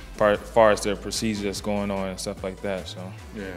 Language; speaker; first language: English; native; English